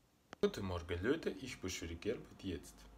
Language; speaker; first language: German; non-native, learner; Russian